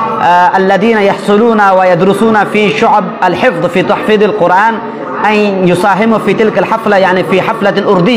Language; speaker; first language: Arabic; non-native, fluent; Urdu